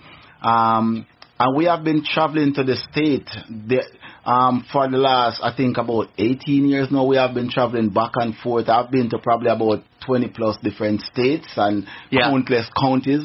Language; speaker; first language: English; non-native, local second language; Jamaican Creole English